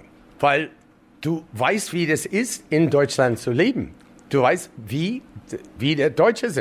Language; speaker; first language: German; non-native, learner; English